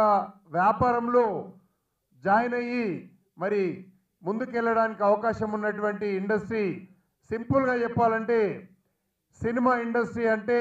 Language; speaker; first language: Telugu; native; Telugu